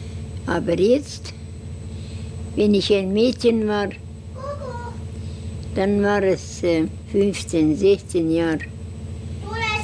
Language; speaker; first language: German; non-native, learner; Estonian